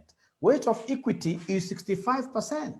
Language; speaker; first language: English; non-native, local second language; Swahili